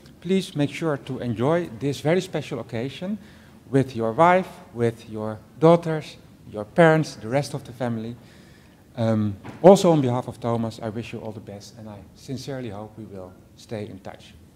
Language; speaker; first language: English; non-native, fluent; Dutch